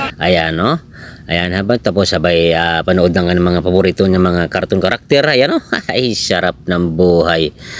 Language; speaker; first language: Filipino; non-native, local second language; Cebuano